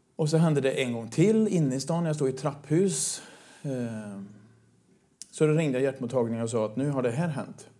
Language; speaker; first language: Swedish; native; Swedish